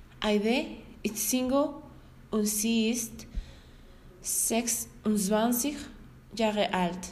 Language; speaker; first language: German; non-native, learner; Spanish